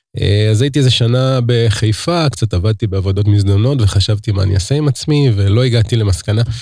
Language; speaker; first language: Hebrew; native; Hebrew